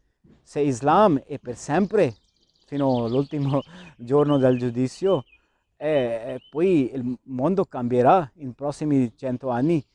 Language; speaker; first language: Italian; non-native, learner; Urdu